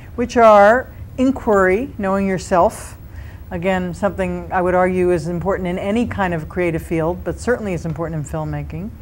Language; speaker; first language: English; native; English